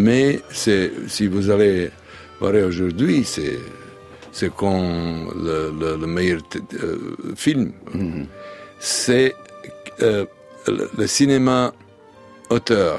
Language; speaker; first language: French; non-native, learner; Serbian